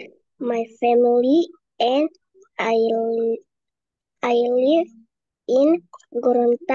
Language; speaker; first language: English; non-native, learner; Indonesian